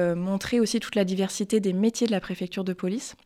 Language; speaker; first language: French; native; French